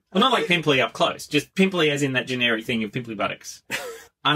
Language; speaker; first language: English; native; English